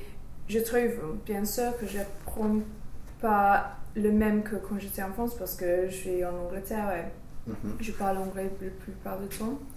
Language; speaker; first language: French; non-native, learner; English